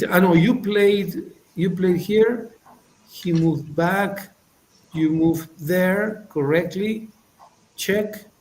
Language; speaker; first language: English; non-native, fluent; Spanish